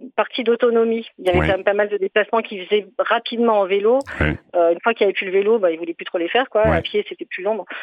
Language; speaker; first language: French; native; French